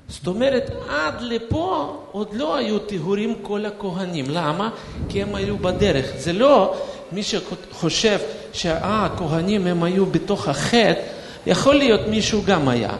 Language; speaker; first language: Hebrew; non-native, fluent; Russian